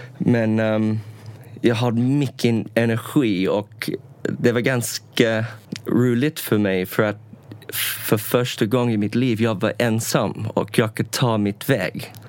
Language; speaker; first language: Swedish; non-native, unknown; English